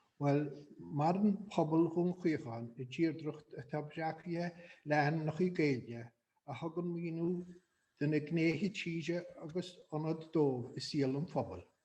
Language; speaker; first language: Irish; native; Irish